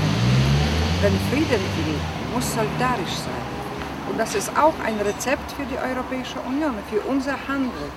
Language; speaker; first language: German; non-native, fluent; Polish